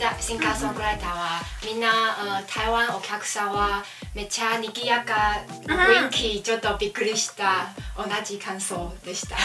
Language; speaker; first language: Japanese; non-native, learner; Chinese